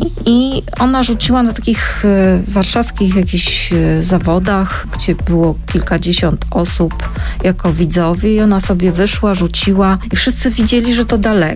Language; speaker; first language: Polish; native; Polish